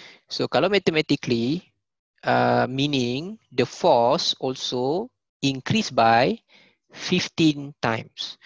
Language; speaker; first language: English; non-native, local second language; Malay